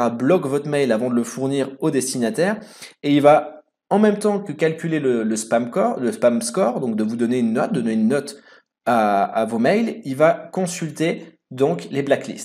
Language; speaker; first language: French; native; French